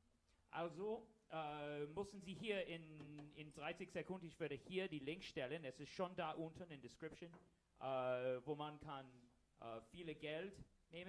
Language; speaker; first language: German; non-native, learner; English